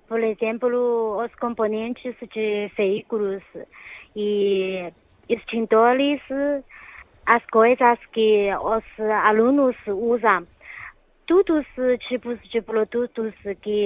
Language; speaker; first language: Portuguese; non-native, fluent; Chinese